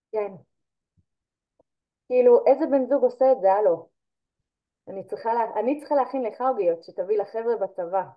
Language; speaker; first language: Hebrew; native; Hebrew